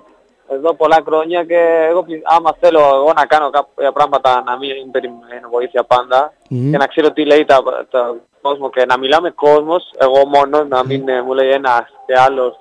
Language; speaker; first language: Greek; non-native, learner; Spanish